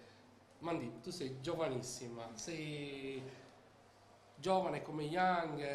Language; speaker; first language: Italian; native; Italian